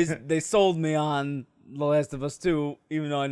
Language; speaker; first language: English; native; English